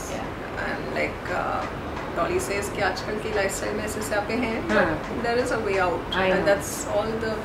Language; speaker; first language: English; non-native, local second language; Hindi